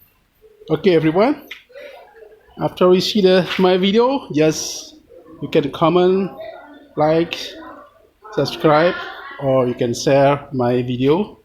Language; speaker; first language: English; non-native, learner; Indonesian